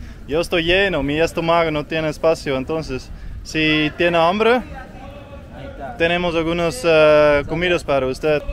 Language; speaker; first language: Spanish; non-native, learner; Dutch